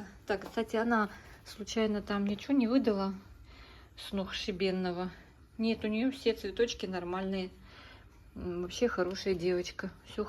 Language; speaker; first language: Russian; native; Russian